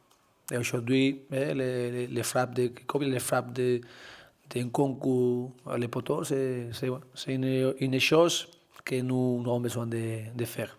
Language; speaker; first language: French; non-native, learner; Spanish